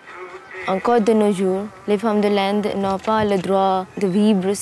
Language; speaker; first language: French; non-native, fluent; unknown